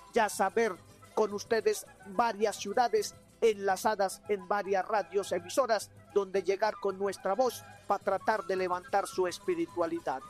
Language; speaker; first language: Spanish; non-native, learner; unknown